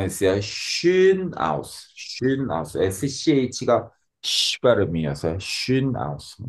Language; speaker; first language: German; non-native, fluent; Korean